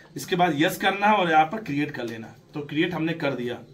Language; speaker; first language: Hindi; native; Hindi